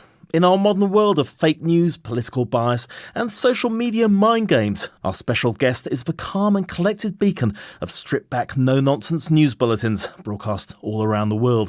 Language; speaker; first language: English; native; English